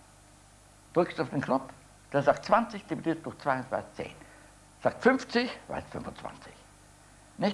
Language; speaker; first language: German; native; German